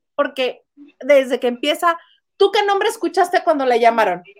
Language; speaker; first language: Spanish; native; Spanish